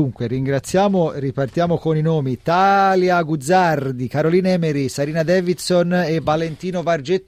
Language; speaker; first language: Italian; native; Italian